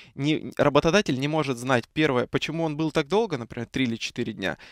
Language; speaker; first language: Russian; native; Russian